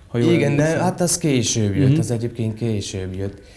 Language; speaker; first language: Hungarian; non-native, fluent; German